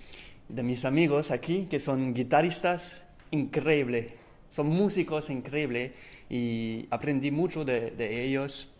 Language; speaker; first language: Spanish; non-native, learner; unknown